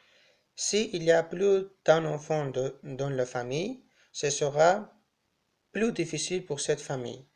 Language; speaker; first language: French; non-native, learner; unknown